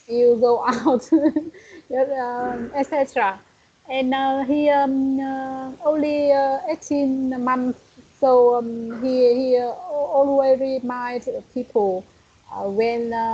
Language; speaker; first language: English; non-native, learner; Vietnamese